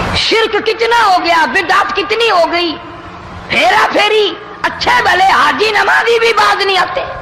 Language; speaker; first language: Urdu; non-native, local second language; Punjabi